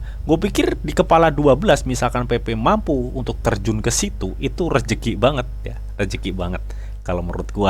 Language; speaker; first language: Indonesian; native; Indonesian